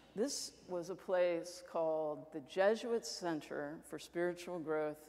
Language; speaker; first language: English; native; English